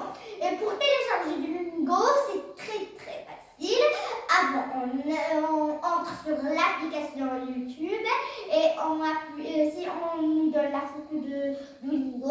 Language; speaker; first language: French; non-native, learner; Arabic